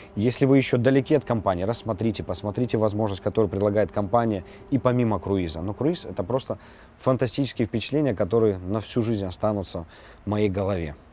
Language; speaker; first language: Russian; native; Russian